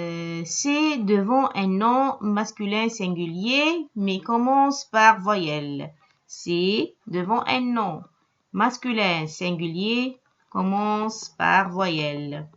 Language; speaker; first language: French; non-native, local second language; Arabic